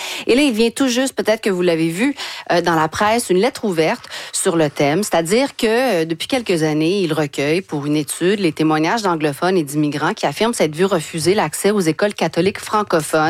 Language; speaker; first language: French; native; French